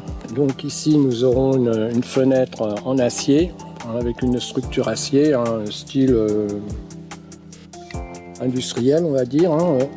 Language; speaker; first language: French; native; French